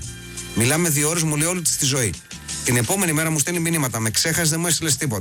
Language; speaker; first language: Greek; native; Greek